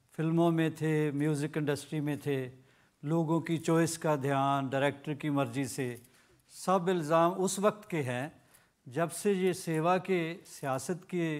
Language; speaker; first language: Hindi; native; Hindi